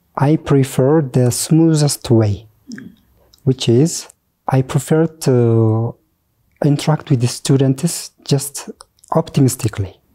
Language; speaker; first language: English; non-native, fluent; Oromo